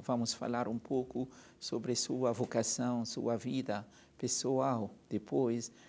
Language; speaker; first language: Portuguese; non-native, fluent; Arabic